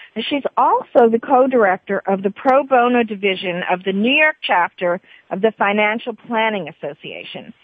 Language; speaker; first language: English; native; English